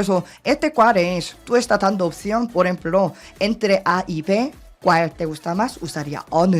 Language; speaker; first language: Spanish; non-native, learner; Korean